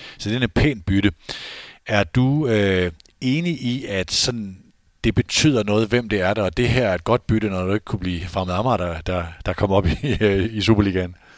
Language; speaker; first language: Danish; native; Danish